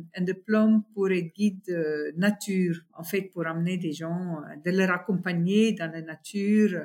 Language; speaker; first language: French; non-native, fluent; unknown